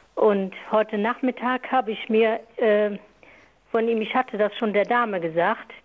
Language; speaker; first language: German; non-native, fluent; Croatian